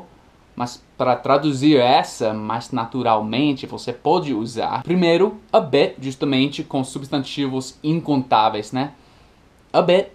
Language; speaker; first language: Portuguese; non-native, fluent; English